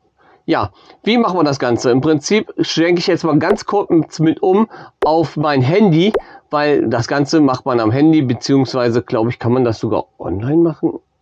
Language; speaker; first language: German; native; German